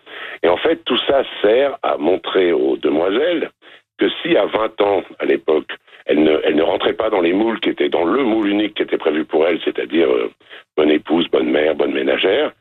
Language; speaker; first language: French; native; French